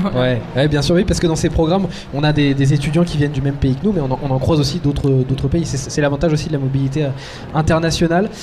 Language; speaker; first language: French; native; French